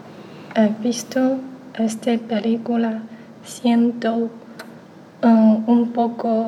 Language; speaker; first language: Spanish; non-native, learner; Chinese